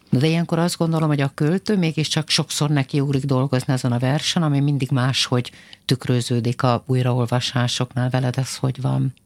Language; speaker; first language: Hungarian; native; Hungarian